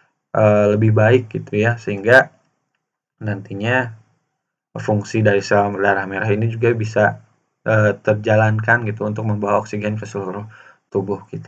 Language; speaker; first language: Indonesian; native; Indonesian